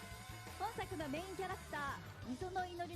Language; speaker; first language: Japanese; native; Japanese